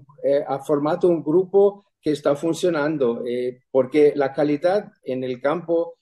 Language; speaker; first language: Spanish; non-native, fluent; German